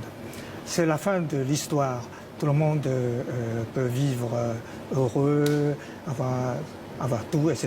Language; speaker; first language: French; non-native, fluent; Chinese